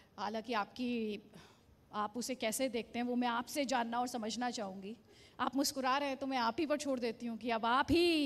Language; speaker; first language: Hindi; native; Hindi